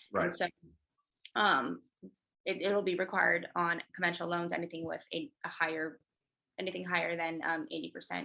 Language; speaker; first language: English; native; English